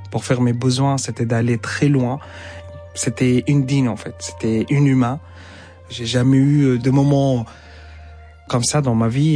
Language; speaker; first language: French; non-native, fluent; Arabic